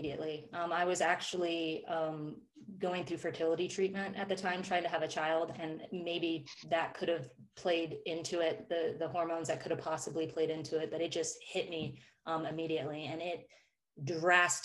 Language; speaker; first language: English; native; English